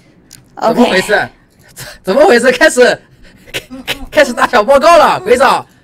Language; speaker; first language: Chinese; native; Chinese